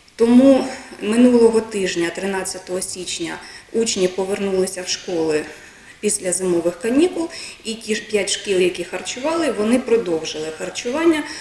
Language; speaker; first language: Ukrainian; native; Ukrainian